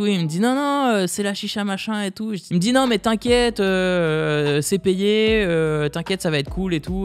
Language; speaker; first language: French; native; French